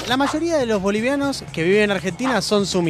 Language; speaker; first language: Spanish; native; Spanish